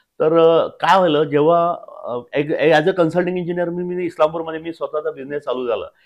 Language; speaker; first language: Marathi; native; Marathi